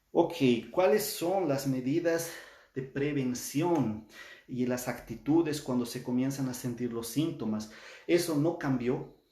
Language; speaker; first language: Portuguese; non-native, fluent; Spanish